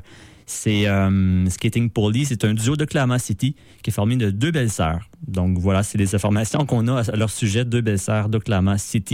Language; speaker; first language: French; native; French